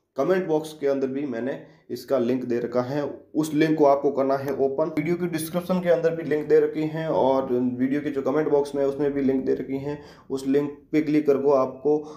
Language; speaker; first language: Hindi; native; Hindi